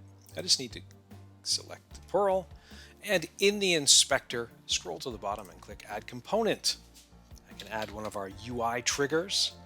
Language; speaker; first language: English; native; English